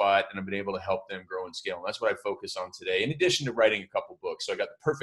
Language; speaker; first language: English; native; English